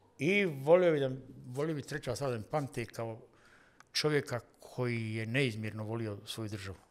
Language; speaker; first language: Bosnian; native; Bosnian